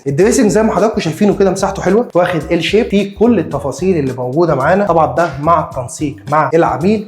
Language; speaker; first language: Arabic; native; Arabic